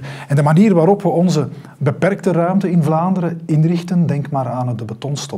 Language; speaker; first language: Dutch; native; Dutch